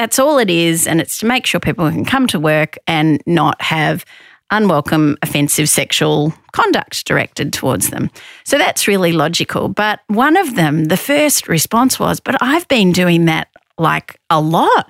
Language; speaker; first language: English; native; English